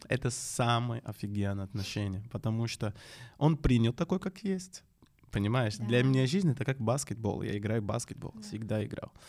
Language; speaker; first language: Russian; non-native, fluent; Portuguese